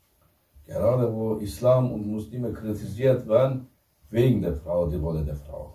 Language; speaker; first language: German; non-native, fluent; Turkish